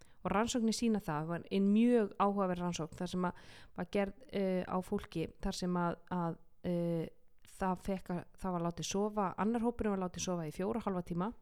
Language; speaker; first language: Icelandic; native; Icelandic